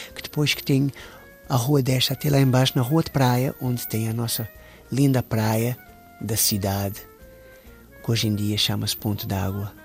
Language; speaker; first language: Portuguese; non-native, local second language; Kabuverdianu